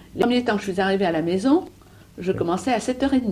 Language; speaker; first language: French; native; French